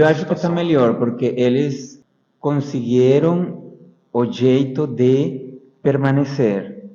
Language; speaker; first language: Portuguese; non-native, fluent; Spanish